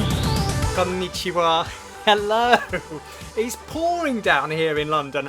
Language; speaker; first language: English; native; English